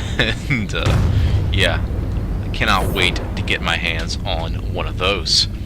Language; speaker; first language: English; native; English